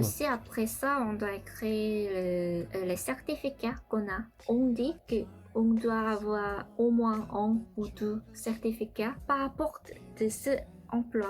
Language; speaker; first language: French; non-native, learner; Korean